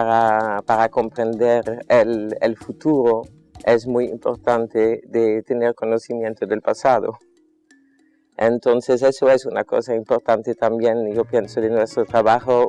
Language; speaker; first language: Spanish; non-native, fluent; Dutch